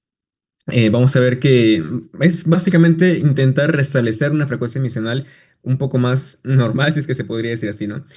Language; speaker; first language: Spanish; native; Spanish